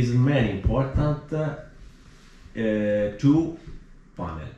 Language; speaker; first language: English; non-native, learner; Italian